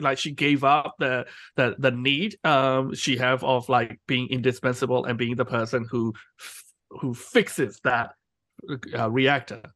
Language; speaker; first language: English; non-native, fluent; Burmese